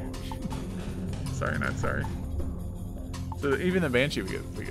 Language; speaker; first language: English; native; English